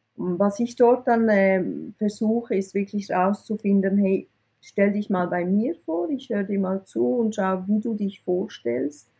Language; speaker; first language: German; early bilingual, other home language; Persian